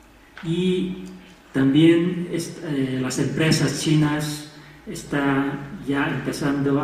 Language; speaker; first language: Spanish; non-native, fluent; Chinese